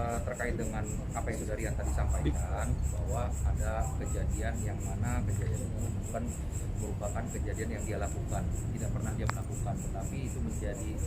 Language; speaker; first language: Indonesian; native; Indonesian